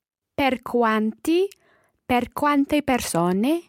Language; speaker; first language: Italian; non-native, learner; English